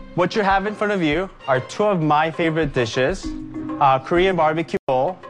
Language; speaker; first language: English; early bilingual, other home language; Korean